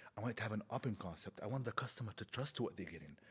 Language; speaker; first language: English; non-native, fluent; Arabic